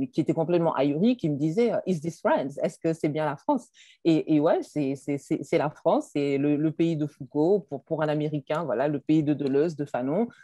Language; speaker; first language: French; native; French